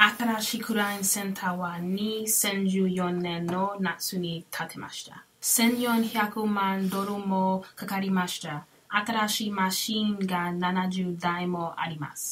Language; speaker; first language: Japanese; non-native, learner; English